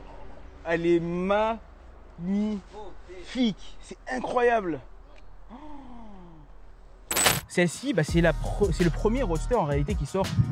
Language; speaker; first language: French; native; French